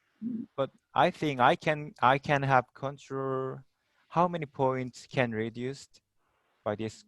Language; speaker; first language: English; non-native, learner; Korean